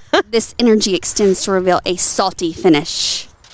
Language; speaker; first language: English; native; English